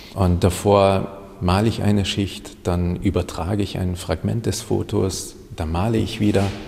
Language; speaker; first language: German; non-native, fluent; Hungarian